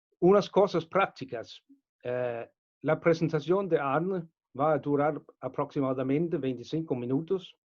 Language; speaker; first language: Spanish; non-native, fluent; Danish